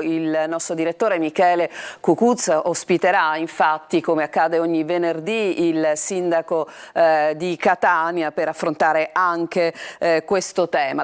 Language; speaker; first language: Italian; native; Italian